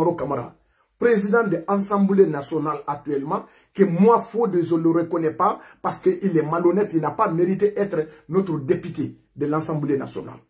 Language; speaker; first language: French; non-native, local second language; Mandingo